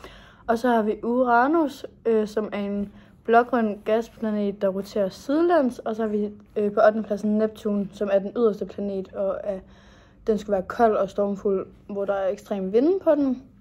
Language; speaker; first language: Danish; native; Danish